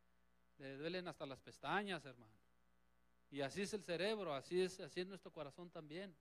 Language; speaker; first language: Spanish; native; Spanish